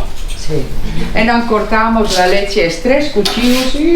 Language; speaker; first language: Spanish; non-native, learner; Dutch